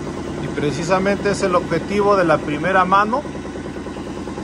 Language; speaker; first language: Spanish; native; Spanish